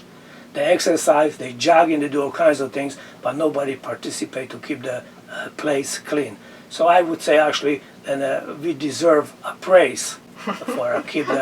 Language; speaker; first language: English; non-native, fluent; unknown